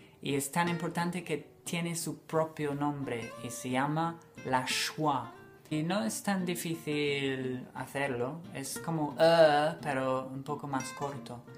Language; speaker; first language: Spanish; non-native, fluent; English